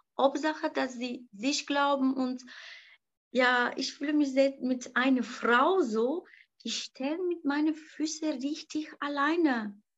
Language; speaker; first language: German; non-native, learner; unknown